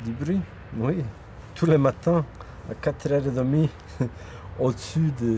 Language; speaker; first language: French; non-native, fluent; Bosnian